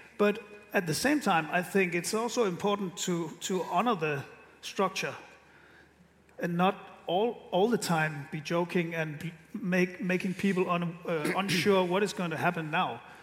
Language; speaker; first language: English; non-native, fluent; Danish